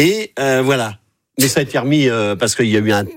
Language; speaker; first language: French; native; French